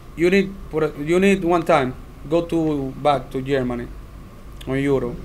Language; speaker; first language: Spanish; native; Spanish